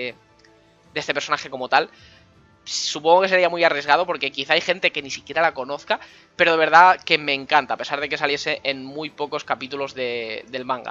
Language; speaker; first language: Spanish; native; Spanish